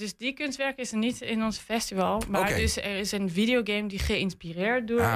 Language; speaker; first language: Dutch; non-native, learner; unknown